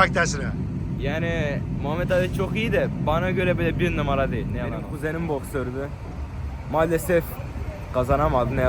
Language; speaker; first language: Turkish; early bilingual, heritage; Turkish